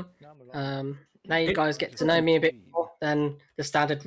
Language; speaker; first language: English; native; English